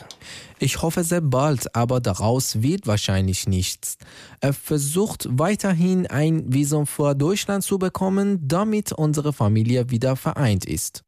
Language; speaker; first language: German; non-native, fluent; Persian